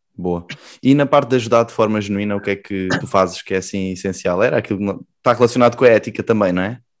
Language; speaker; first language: Portuguese; native; Portuguese